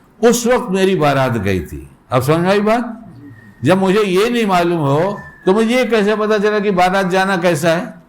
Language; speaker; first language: Urdu; native; Urdu